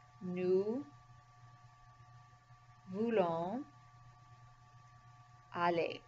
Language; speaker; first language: French; non-native, fluent; English